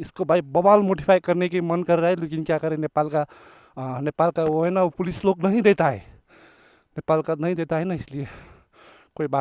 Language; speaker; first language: Hindi; non-native, learner; Nepali